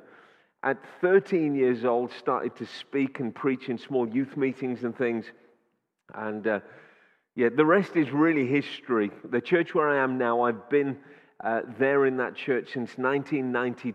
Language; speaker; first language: English; native; English